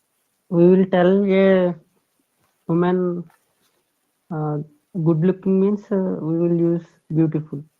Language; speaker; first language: English; non-native, learner; Telugu